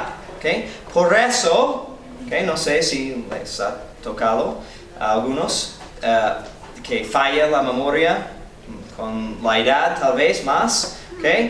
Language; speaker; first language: Spanish; non-native, fluent; English